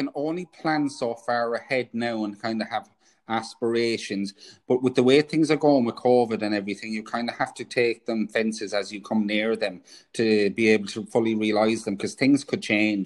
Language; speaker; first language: English; native; English